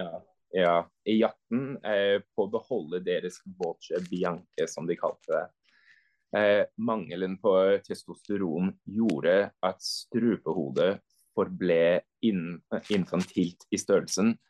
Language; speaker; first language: Norwegian; non-native, fluent; English